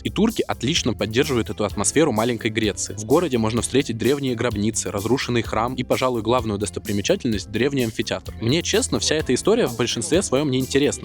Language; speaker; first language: Russian; native; Russian